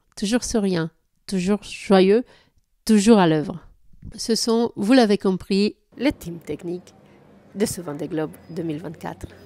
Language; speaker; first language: French; native; French